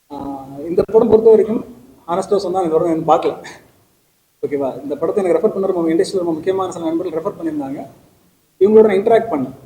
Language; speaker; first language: Tamil; native; Tamil